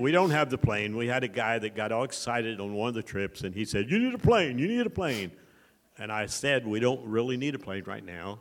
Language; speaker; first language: English; native; English